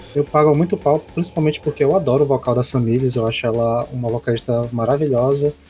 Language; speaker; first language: Portuguese; native; Portuguese